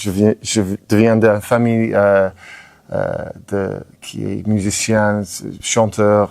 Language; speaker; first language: French; non-native, fluent; English